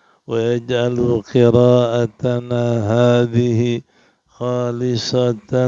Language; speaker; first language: Arabic; non-native, fluent; Indonesian